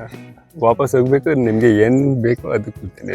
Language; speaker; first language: Kannada; non-native, local second language; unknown